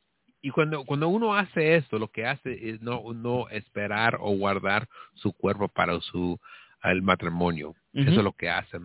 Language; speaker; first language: Spanish; early bilingual, heritage; Spanish